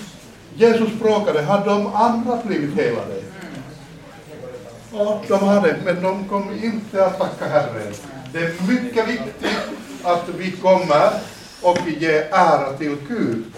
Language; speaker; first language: Swedish; non-native, fluent; Finnish